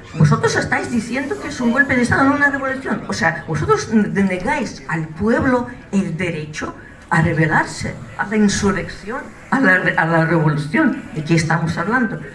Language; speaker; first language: Spanish; non-native, fluent; Russian